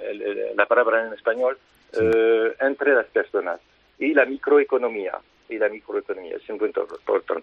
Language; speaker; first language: Spanish; early bilingual, heritage; French